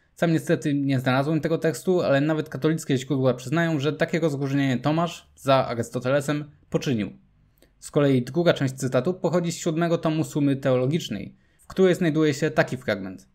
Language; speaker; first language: Polish; native; Polish